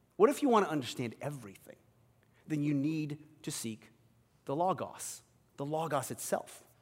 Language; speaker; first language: English; early bilingual, other home language; Korean